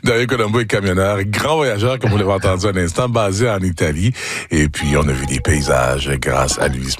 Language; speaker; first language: French; native; French